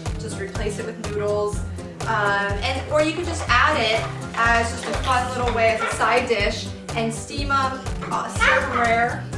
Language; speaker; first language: English; native; English